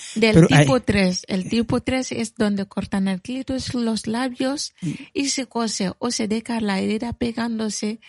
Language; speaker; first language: Spanish; non-native, fluent; Bambara